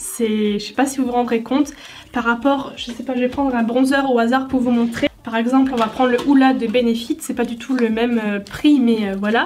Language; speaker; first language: French; native; French